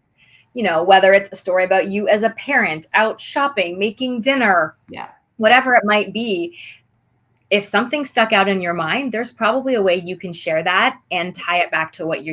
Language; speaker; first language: English; native; English